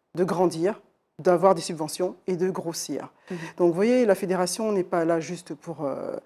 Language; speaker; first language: French; native; French